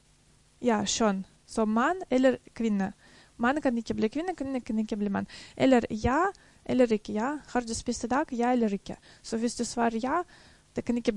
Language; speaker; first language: Norwegian; non-native, fluent; Russian